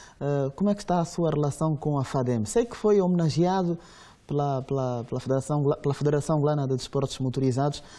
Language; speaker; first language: Portuguese; native; Portuguese